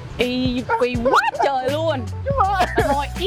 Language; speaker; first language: Vietnamese; non-native, fluent; English